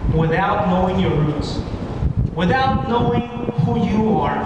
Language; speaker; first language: English; early bilingual, other home language; Spanish